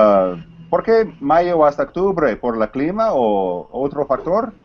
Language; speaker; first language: Spanish; non-native, fluent; English